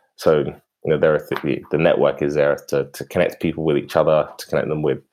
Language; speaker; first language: English; native; English